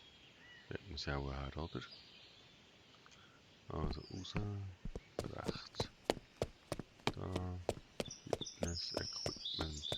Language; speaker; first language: German; native; German